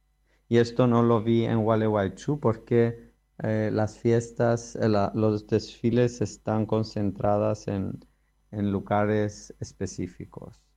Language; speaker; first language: Spanish; non-native, fluent; Greek